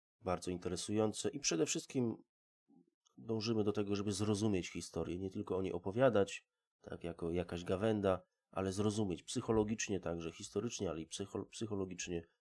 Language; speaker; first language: Polish; native; Polish